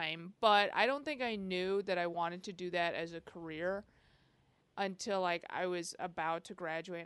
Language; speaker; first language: English; early bilingual, other home language; Chinese